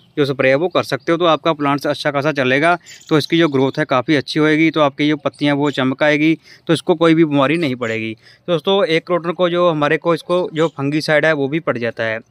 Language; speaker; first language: Hindi; non-native, local second language; Punjabi